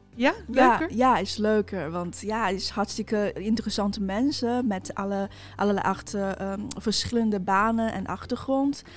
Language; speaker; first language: Dutch; non-native, fluent; Chinese